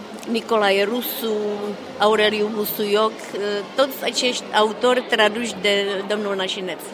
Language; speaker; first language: Romanian; non-native, fluent; Czech